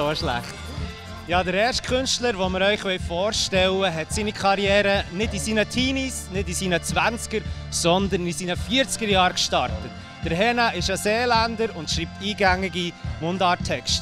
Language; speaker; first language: German; native; German